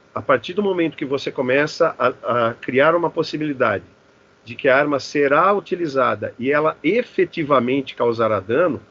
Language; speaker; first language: Portuguese; native; Portuguese